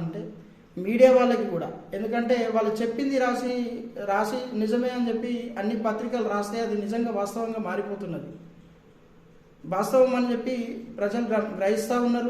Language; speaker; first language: Telugu; native; Telugu